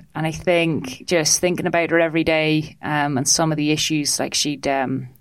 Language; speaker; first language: English; native; English